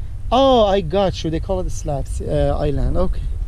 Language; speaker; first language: English; non-native, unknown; Persian